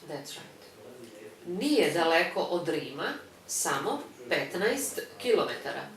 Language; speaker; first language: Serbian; non-native, fluent; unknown